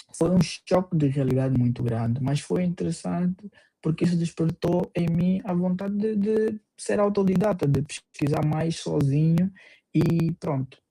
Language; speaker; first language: Portuguese; native; Portuguese